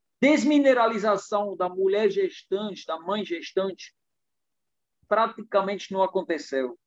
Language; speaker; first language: Portuguese; non-native, fluent; German